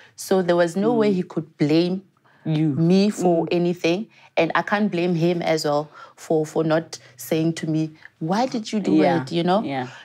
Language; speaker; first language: English; non-native, local second language; Southern Sotho